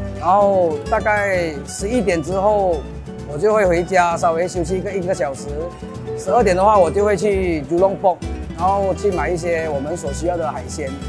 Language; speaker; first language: Chinese; native; Chinese